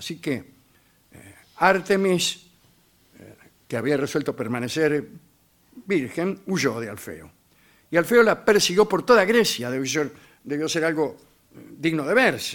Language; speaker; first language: Spanish; native; Spanish